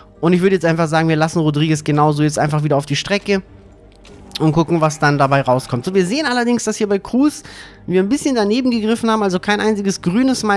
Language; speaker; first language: German; native; German